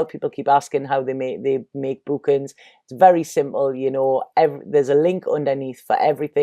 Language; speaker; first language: English; native; English